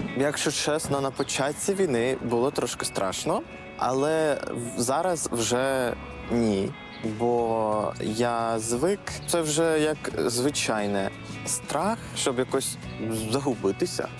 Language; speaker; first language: Ukrainian; non-native, fluent; Uzbek